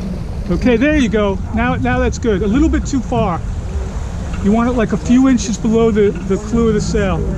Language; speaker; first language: English; native; English